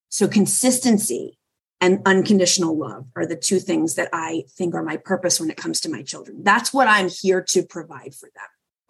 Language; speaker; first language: English; native; English